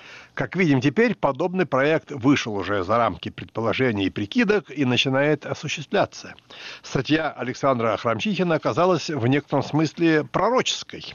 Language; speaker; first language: Russian; native; Russian